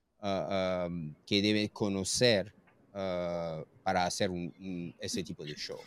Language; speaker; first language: Spanish; non-native, fluent; English